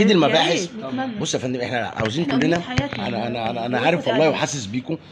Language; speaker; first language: Arabic; native; Arabic